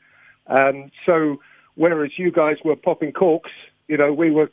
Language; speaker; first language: English; native; English